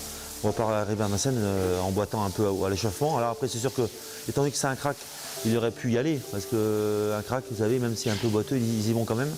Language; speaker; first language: French; native; French